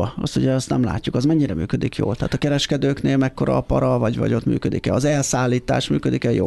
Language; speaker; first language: Hungarian; native; Hungarian